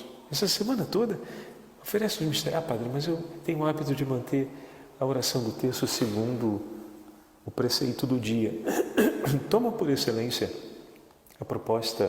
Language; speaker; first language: Portuguese; native; Portuguese